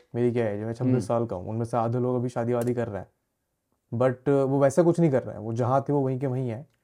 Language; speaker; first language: Hindi; native; Hindi